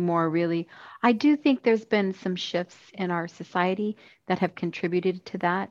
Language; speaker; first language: English; native; English